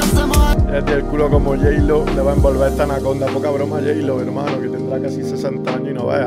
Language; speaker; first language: Spanish; native; Spanish